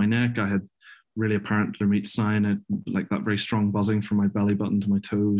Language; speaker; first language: English; native; English